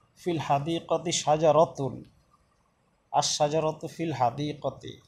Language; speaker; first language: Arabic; non-native, fluent; Bangla